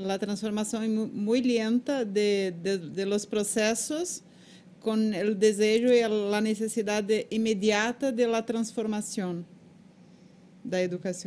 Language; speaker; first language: Spanish; non-native, learner; Portuguese